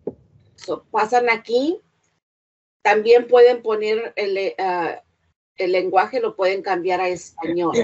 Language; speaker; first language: Spanish; early bilingual, heritage; Spanish